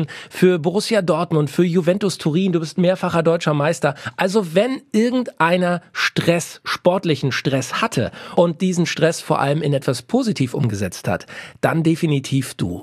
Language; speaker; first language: German; native; German